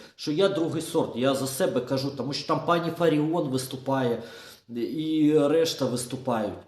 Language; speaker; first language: Ukrainian; non-native, local second language; Russian